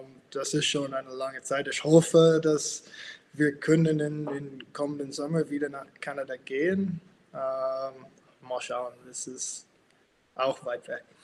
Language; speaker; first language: German; non-native, fluent; English